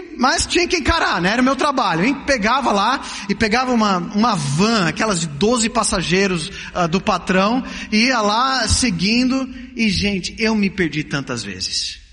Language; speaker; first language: Portuguese; early bilingual, other home language; English